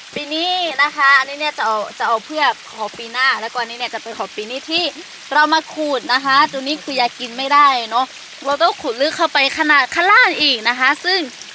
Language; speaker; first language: Thai; non-native, local second language; Lahu